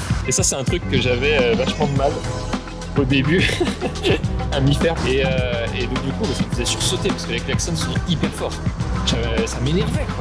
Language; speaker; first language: French; native; French